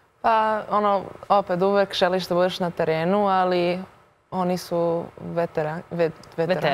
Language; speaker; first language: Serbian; early bilingual, heritage; Serbian